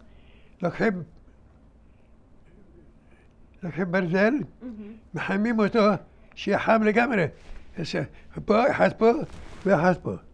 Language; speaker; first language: Hebrew; early bilingual, other home language; Arabic